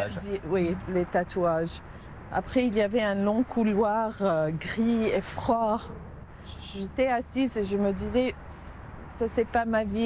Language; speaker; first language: French; non-native, local second language; Arabic